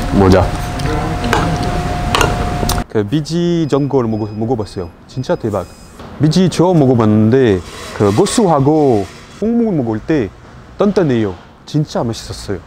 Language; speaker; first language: Korean; non-native, learner; French